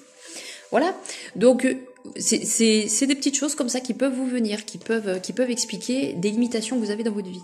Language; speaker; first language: French; native; French